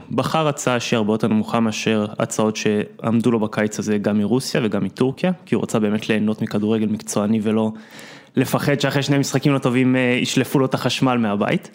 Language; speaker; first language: Hebrew; native; Hebrew